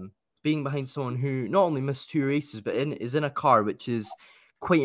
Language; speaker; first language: English; native; English